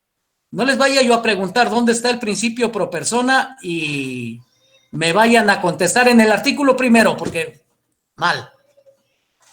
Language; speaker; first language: Spanish; native; Spanish